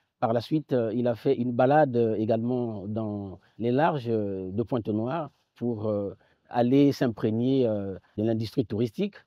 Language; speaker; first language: French; native; French